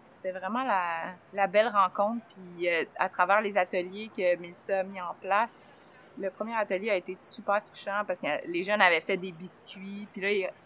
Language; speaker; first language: French; native; French